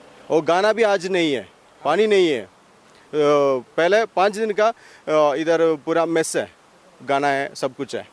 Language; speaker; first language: Hindi; non-native, local second language; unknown